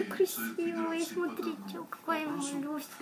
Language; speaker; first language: Russian; non-native, learner; Turkish